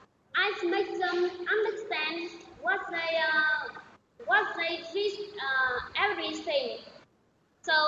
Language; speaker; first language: English; non-native, learner; Vietnamese